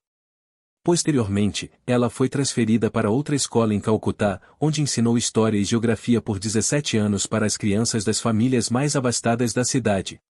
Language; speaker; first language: Portuguese; native; Portuguese